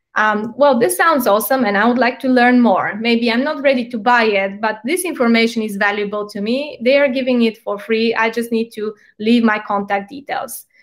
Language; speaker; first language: English; non-native, fluent; Bulgarian